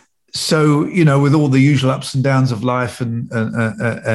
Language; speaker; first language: English; native; English